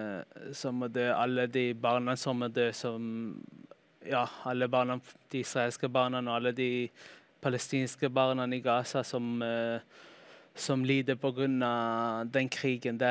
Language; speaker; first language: Norwegian; early bilingual, heritage; Norwegian